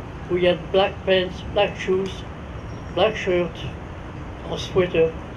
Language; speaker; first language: English; non-native, fluent; French